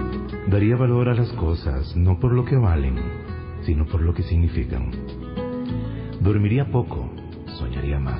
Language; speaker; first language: Spanish; native; Spanish